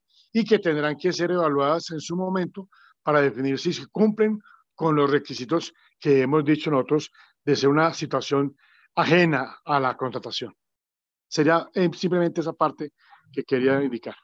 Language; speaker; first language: Spanish; native; Spanish